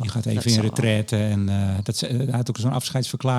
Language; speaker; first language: Dutch; native; Dutch